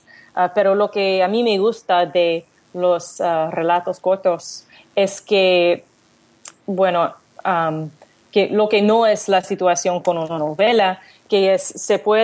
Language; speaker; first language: Spanish; non-native, learner; English